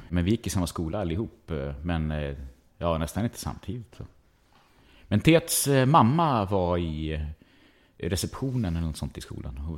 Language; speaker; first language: Swedish; early bilingual, other home language; Estonian